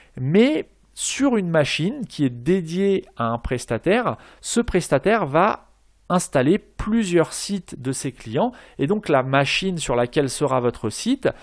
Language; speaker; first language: French; native; French